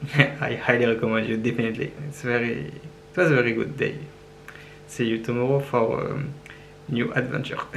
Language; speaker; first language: English; non-native, learner; French